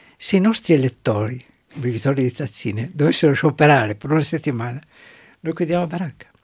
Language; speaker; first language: Italian; non-native, local second language; German